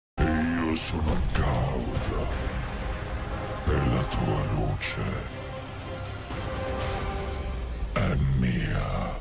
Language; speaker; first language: Italian; native; Italian